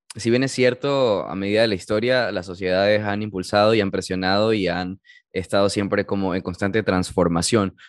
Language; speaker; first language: Spanish; early bilingual, heritage; Spanish